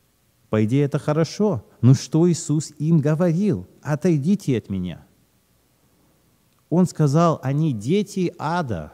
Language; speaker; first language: Russian; early bilingual, heritage; Russian